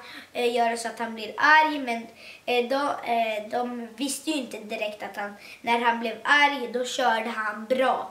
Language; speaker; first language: Swedish; early bilingual, other home language; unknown